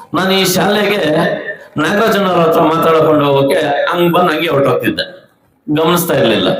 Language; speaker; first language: Kannada; native; Kannada